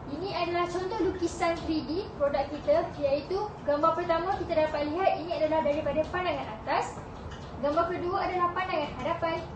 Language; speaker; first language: Malay; native; Malay